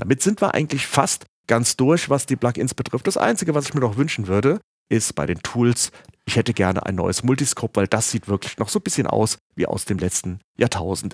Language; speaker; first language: German; native; German